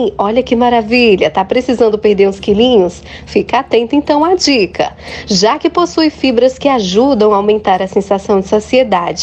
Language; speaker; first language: Portuguese; native; Portuguese